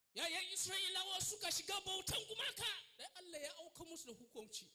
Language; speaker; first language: Hausa; non-native, local second language; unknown